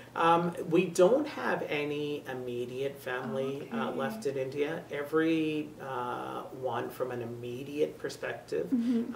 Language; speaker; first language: English; native; English